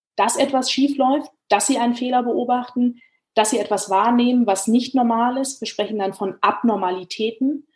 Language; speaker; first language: German; native; German